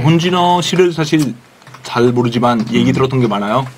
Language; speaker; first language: Korean; non-native, fluent; Italian